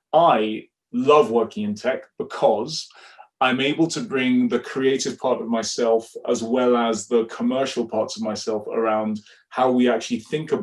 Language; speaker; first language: English; non-native, local second language; Yoruba